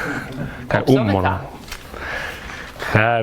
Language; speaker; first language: Greek; non-native, fluent; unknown